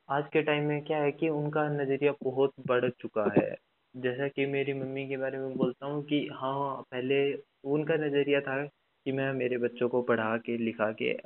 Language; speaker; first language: Hindi; native; Hindi